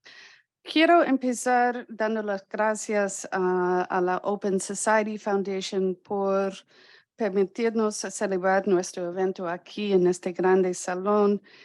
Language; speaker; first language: Spanish; non-native, fluent; English